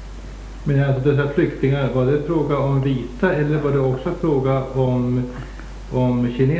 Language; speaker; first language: Swedish; native; Swedish